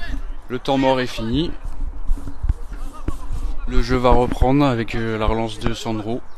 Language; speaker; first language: French; native; French